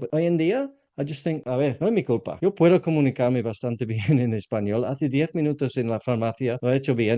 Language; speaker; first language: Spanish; non-native, learner; English